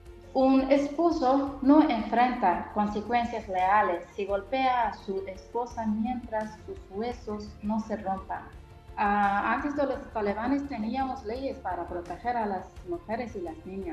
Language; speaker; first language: Spanish; non-native, fluent; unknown